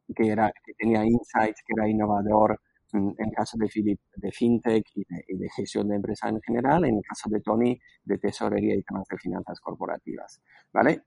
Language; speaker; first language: Spanish; non-native, fluent; Slovak